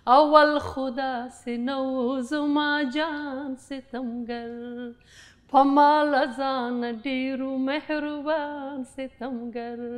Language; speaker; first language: Persian; non-native, local second language; Pashto